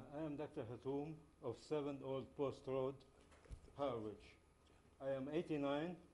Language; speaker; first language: English; non-native, fluent; Arabic